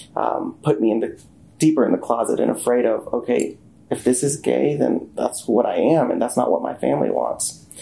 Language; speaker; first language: English; native; English